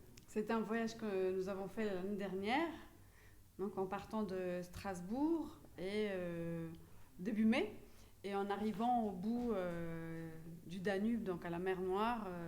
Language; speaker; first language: French; non-native, fluent; Romanian